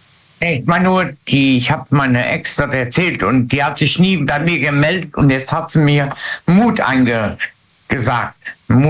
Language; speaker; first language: German; native; German